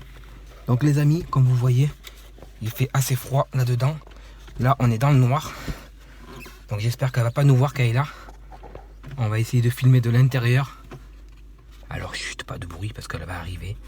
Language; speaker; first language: French; native; French